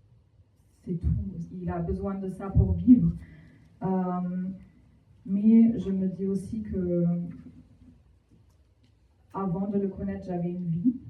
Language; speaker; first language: French; non-native, fluent; German